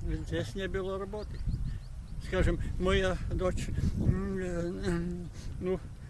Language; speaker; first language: Russian; native; Russian